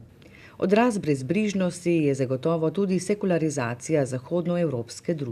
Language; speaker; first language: Slovenian; native; Slovenian